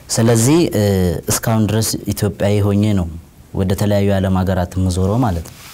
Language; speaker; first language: Amharic; non-native, local second language; Oromo